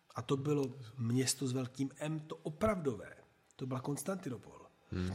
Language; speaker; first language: Czech; non-native, fluent; Italian